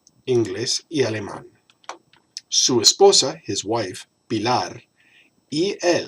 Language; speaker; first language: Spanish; non-native, fluent; English